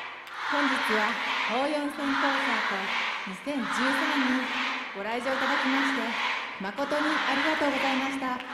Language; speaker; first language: Japanese; native; Japanese